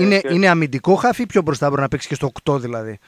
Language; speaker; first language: Greek; native; Greek